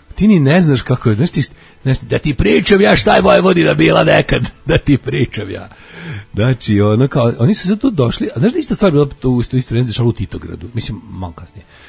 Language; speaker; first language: Serbian; native; Serbian